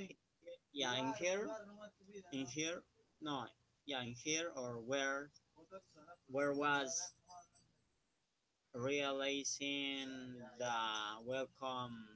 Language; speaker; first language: English; non-native, learner; Spanish